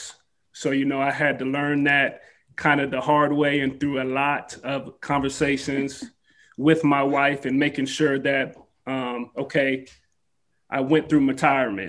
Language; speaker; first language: English; native; English